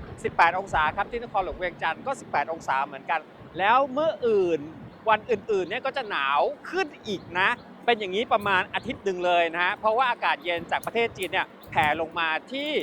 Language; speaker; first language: Thai; native; Thai